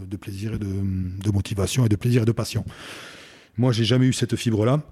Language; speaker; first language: French; native; French